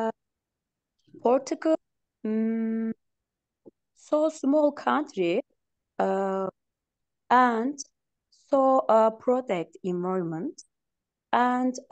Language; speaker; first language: English; non-native, learner; Turkish